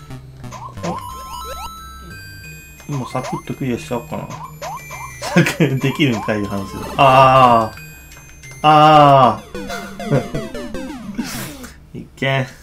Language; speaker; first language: Japanese; native; Japanese